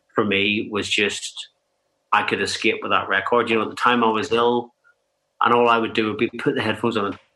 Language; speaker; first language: English; native; English